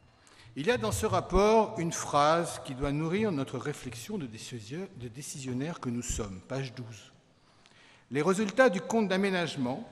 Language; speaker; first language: French; native; French